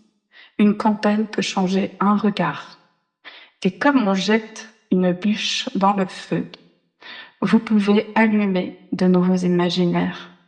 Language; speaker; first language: French; native; French